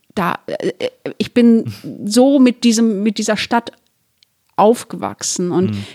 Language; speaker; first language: German; early bilingual, other home language; Turkish